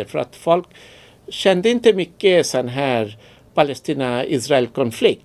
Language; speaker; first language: Swedish; non-native, fluent; Bangla